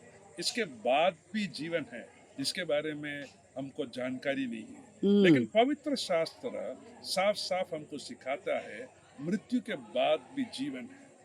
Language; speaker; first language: Hindi; non-native, local second language; Malayalam